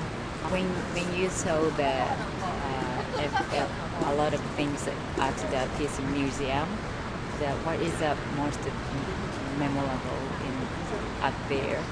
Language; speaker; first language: English; non-native, learner; Japanese